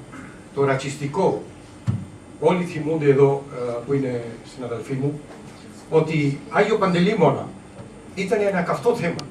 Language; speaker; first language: Greek; non-native, learner; Urdu